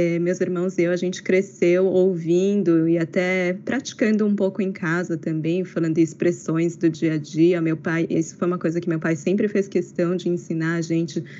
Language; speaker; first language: Portuguese; native; Portuguese